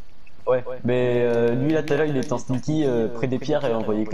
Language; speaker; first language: French; native; French